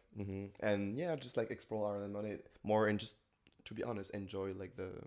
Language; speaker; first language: English; non-native, fluent; French